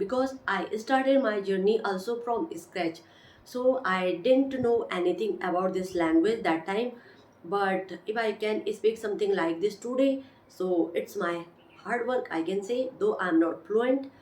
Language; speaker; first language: English; non-native, learner; Hindi